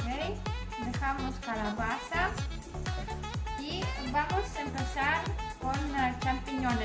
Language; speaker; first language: Spanish; non-native, learner; Polish